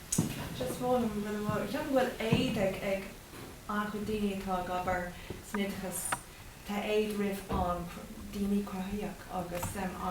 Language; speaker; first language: Irish; non-native, local second language; English